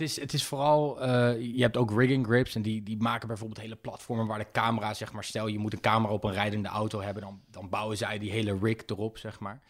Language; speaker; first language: Dutch; native; Dutch